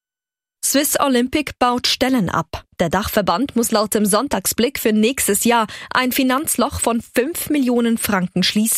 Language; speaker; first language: German; native; German